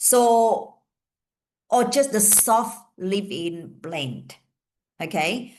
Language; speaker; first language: English; non-native, fluent; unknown